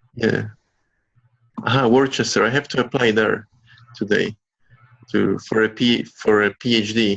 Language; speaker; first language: English; non-native, fluent; Polish